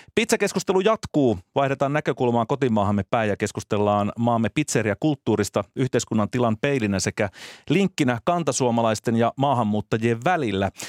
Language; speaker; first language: Finnish; native; Finnish